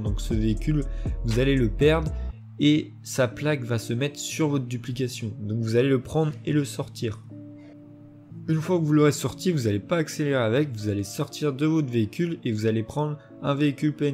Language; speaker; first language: French; native; French